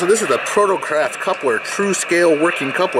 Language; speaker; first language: English; native; English